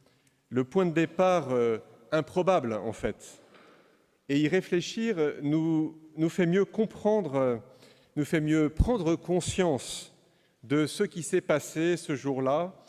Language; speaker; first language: French; native; French